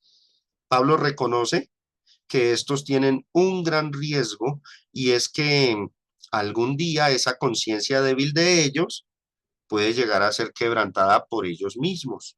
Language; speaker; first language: Spanish; native; Spanish